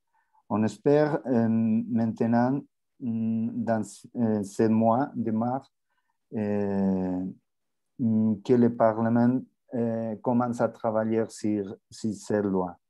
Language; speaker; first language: French; non-native, learner; Spanish